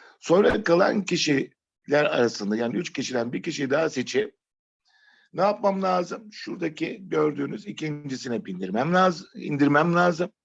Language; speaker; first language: Turkish; native; Turkish